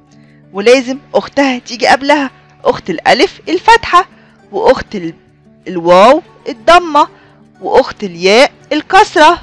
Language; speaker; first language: Arabic; native; Arabic